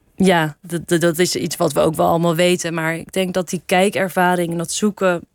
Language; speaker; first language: Dutch; native; Dutch